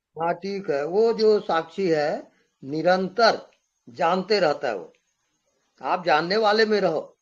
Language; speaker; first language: Hindi; native; Hindi